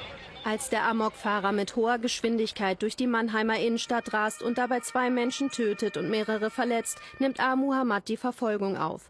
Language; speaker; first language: German; native; German